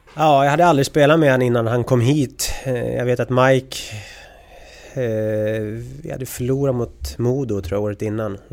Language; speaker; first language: Swedish; native; Swedish